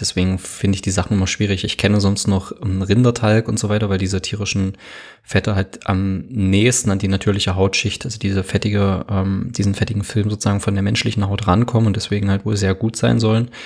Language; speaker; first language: German; native; German